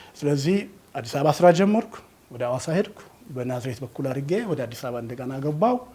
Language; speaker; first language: Amharic; non-native, local second language; Wolaytta